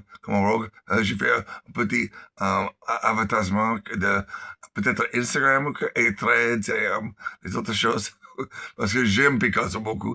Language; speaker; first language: French; non-native, learner; English